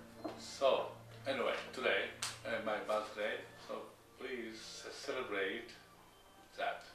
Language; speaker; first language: English; non-native, learner; Japanese